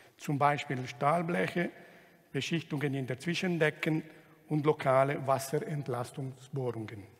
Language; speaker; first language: German; non-native, local second language; Italian